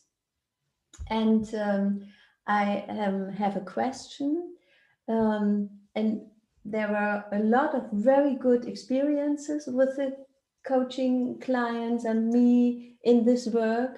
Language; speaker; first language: English; non-native, learner; German